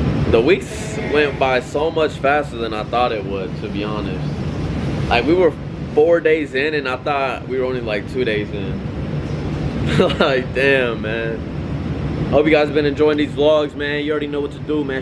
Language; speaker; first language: English; early bilingual, other home language; Spanish